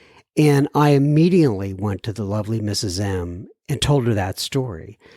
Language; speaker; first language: English; native; English